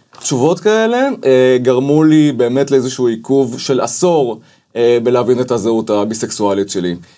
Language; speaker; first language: Hebrew; native; Hebrew